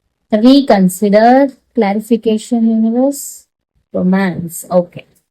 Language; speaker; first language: English; non-native, local second language; Telugu